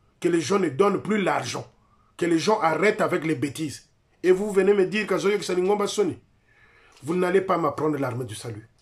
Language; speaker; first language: French; non-native, local second language; Lingala